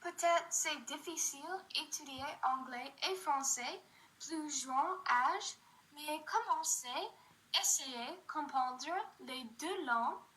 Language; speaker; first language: French; non-native, learner; English